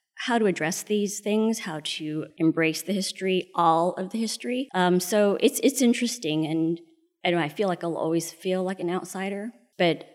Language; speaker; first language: English; early bilingual, other home language; Spanish